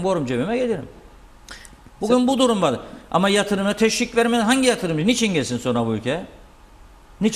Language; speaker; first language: Turkish; native; Turkish